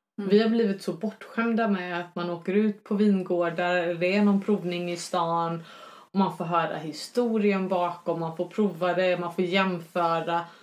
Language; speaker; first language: Swedish; native; Swedish